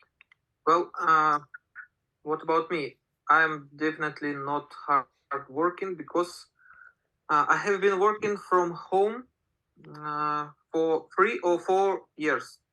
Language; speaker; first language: English; non-native, learner; Russian